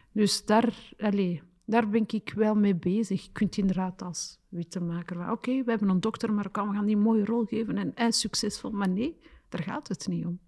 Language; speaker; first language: Dutch; early bilingual, other home language; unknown